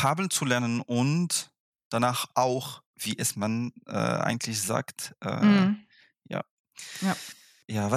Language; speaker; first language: German; non-native, fluent; Arabic